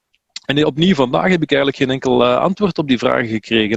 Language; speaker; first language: Dutch; native; Dutch